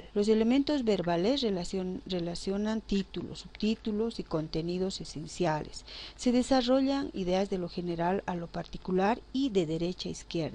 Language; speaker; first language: Spanish; native; Spanish